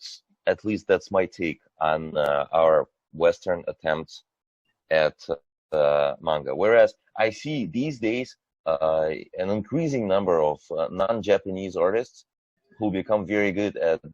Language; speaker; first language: English; non-native, fluent; Russian